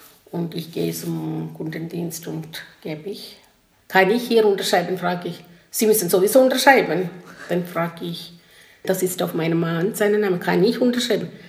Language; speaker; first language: German; non-native, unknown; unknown